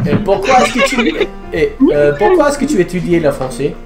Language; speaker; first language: French; non-native, learner; English